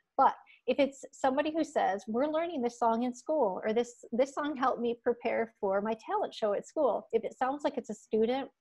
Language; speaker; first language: English; native; English